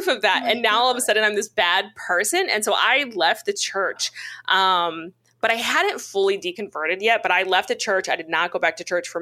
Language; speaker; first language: English; native; English